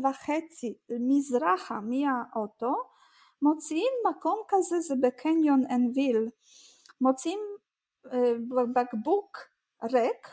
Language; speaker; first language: Hebrew; non-native, fluent; Russian